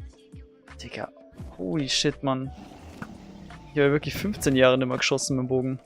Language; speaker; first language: German; native; German